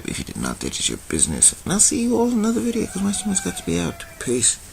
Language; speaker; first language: English; native; English